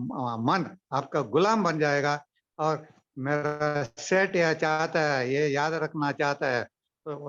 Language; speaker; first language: Hindi; non-native, local second language; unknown